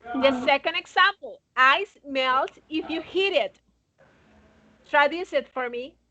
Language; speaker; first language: English; non-native, fluent; Spanish